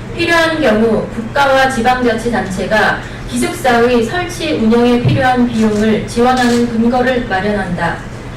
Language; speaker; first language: Korean; native; Korean